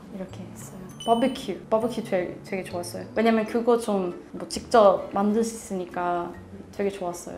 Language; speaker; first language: Korean; non-native, learner; Swedish